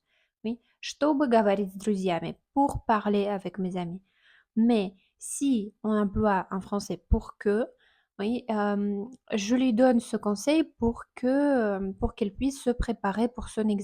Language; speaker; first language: French; non-native, fluent; Russian